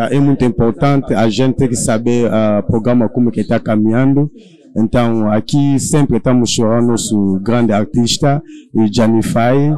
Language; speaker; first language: Portuguese; non-native, learner; Lingala